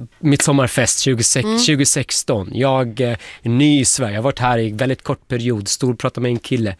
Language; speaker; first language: Swedish; non-native, fluent; Arabic